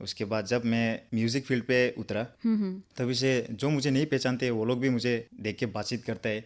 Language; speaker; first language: Hindi; non-native, local second language; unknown